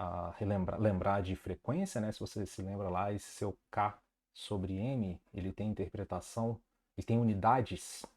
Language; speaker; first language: Portuguese; native; Portuguese